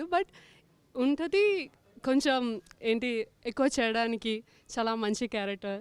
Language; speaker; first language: Telugu; non-native, learner; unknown